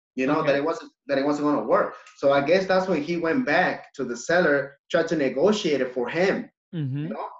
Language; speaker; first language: English; early bilingual, other home language; Spanish